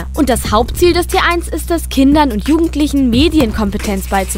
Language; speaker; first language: German; native; German